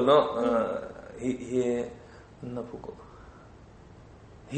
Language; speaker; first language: Japanese; non-native, learner; Bangla